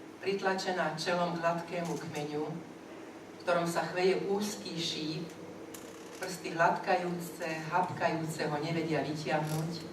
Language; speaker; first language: Slovak; native; Slovak